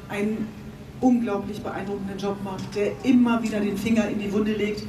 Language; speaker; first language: German; native; German